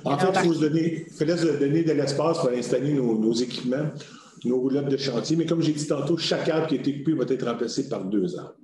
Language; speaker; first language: French; native; French